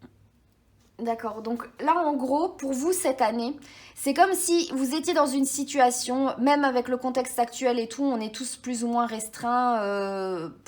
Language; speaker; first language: French; native; French